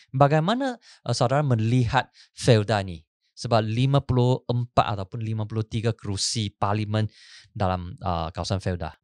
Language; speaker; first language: Malay; non-native, local second language; Chinese